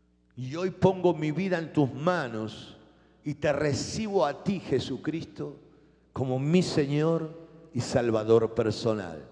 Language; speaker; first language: Spanish; native; Spanish